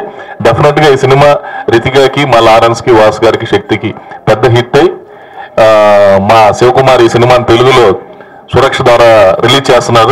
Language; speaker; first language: Telugu; native; Telugu